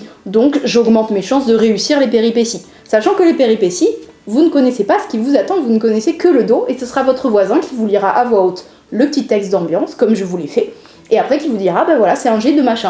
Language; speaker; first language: French; native; French